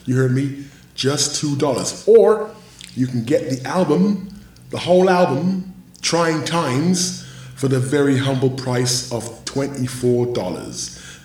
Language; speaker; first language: English; native; English